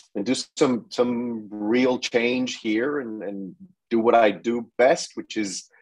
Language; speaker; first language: English; non-native, fluent; Spanish